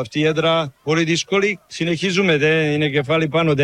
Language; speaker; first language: Greek; non-native, learner; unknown